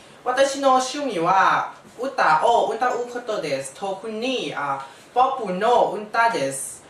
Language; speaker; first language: Japanese; non-native, learner; Thai